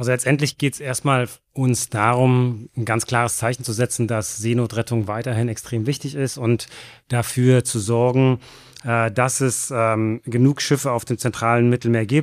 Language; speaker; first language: German; native; German